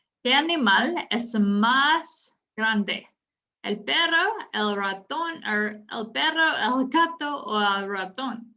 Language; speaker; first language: Spanish; non-native, fluent; English